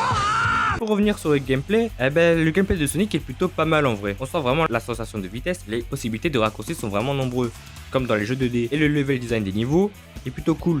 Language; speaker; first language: French; native; French